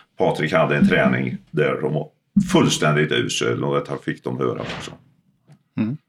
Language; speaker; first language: Swedish; early bilingual, other home language; Finnish